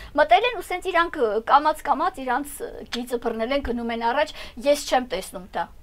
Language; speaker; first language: Armenian; native; Armenian